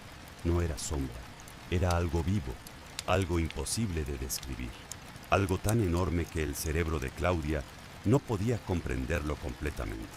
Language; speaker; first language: Spanish; native; Spanish